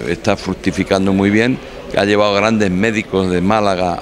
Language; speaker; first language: Spanish; native; Spanish